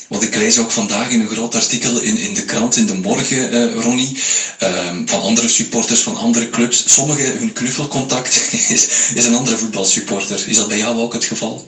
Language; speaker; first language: Dutch; native; Dutch